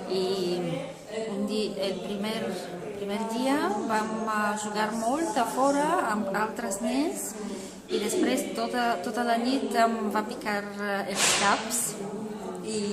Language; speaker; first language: Catalan; non-native, local second language; Spanish